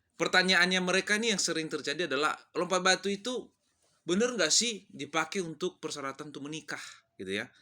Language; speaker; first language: Indonesian; non-native, local second language; Nias